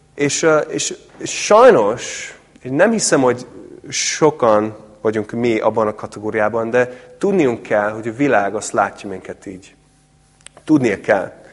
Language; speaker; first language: Hungarian; non-native, fluent; English